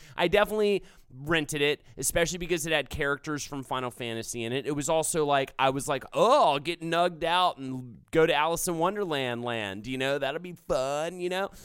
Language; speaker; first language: English; native; English